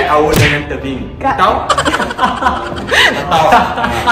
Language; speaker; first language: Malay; non-native, local second language; Chinese